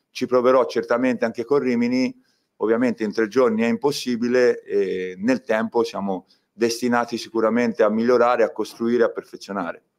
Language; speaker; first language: Italian; native; Italian